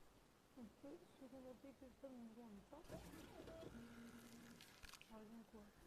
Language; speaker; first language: French; native; French